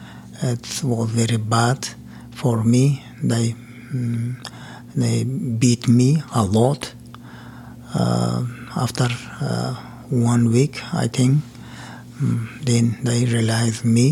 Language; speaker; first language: English; non-native, learner; Persian